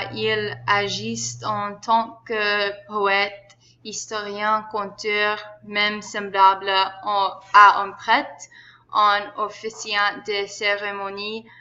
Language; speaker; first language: French; non-native, learner; English